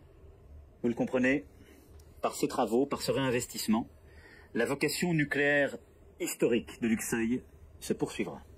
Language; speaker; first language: French; native; French